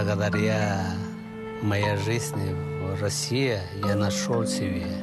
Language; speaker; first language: Russian; non-native, fluent; Chinese